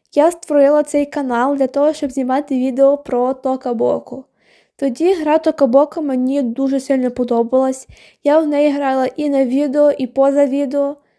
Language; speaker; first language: Ukrainian; non-native, local second language; Russian